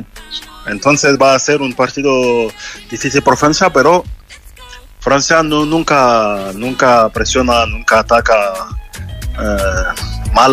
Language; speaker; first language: Spanish; non-native, fluent; French